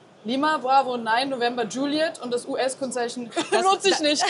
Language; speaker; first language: German; native; German